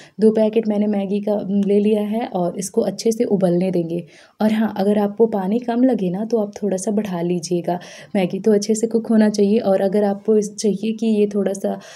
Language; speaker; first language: Hindi; native; Hindi